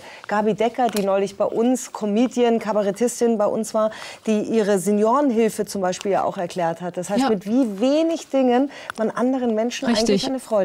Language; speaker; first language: German; native; German